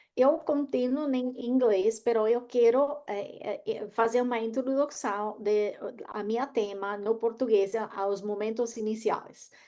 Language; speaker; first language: Portuguese; non-native, learner; English